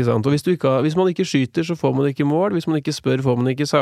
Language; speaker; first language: Norwegian; native; Norwegian